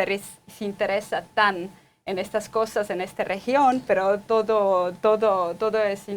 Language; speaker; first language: Spanish; non-native, fluent; Estonian